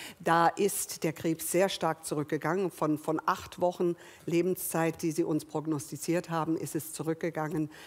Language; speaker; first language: German; early bilingual, other home language; English